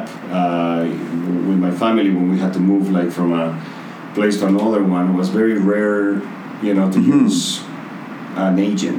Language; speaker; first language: English; non-native, fluent; Spanish